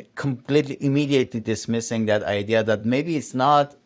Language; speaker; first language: English; non-native, fluent; Persian